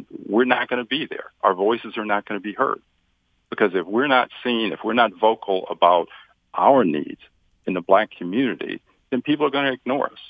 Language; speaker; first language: English; native; English